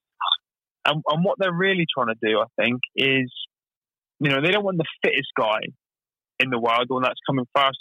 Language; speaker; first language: English; native; English